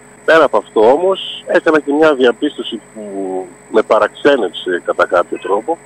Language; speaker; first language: Greek; native; Greek